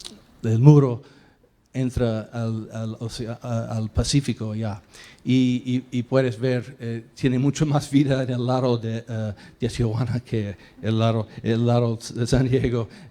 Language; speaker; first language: Spanish; non-native, fluent; English